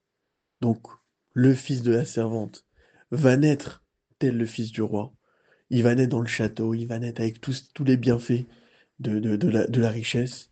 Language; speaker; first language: French; native; French